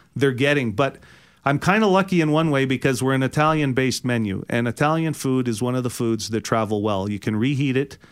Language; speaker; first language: English; native; English